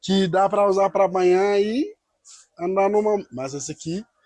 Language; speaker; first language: Portuguese; non-native, learner; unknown